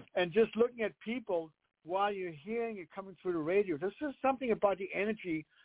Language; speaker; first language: English; non-native, fluent; Danish